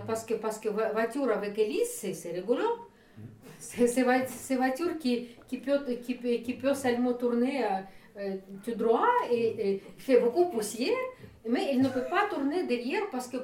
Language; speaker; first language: French; non-native, learner; Russian